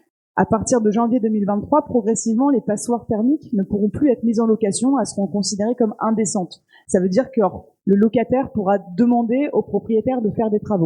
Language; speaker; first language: French; native; French